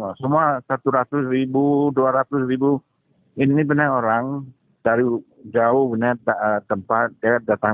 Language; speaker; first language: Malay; non-native, local second language; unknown